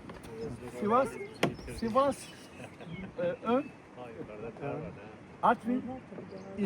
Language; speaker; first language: Turkish; native; Turkish